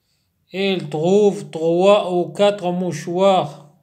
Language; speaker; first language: French; non-native, local second language; Arabic